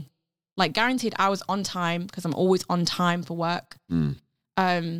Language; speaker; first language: English; non-native, local second language; Cantonese